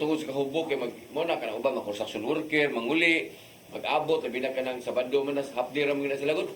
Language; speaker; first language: Cebuano; native; Cebuano